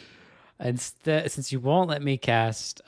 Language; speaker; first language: English; native; English